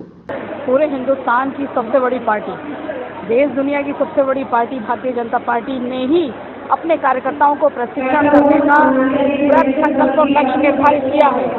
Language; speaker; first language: Hindi; native; Hindi